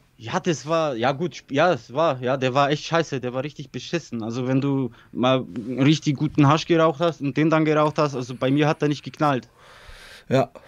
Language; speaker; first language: German; early bilingual, other home language; Polish